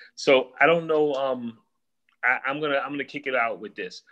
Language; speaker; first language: English; native; English